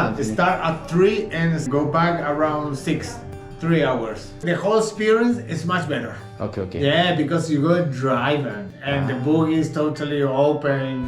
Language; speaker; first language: English; non-native, fluent; Spanish